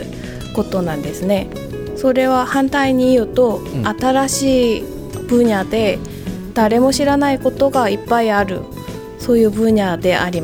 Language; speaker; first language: Japanese; non-native, fluent; Korean